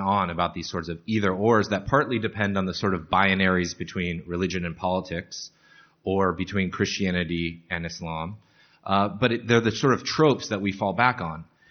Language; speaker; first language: English; native; English